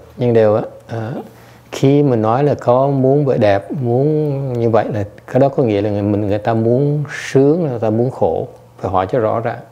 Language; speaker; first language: Vietnamese; early bilingual, heritage; Vietnamese